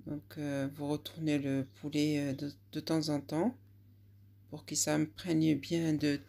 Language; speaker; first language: French; non-native, local second language; Arabic